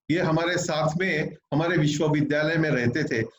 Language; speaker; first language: Hindi; non-native, local second language; Marathi